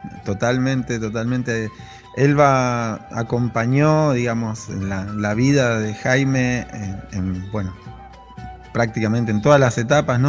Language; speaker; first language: Spanish; native; Spanish